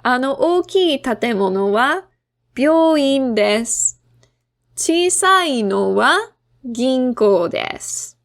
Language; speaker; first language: Japanese; non-native, fluent; English